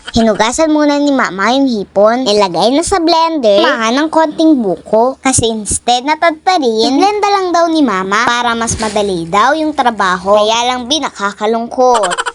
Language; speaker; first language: Filipino; non-native, local second language; Bikol